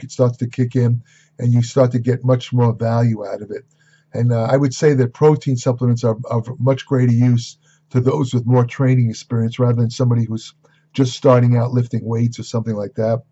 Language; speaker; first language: English; native; English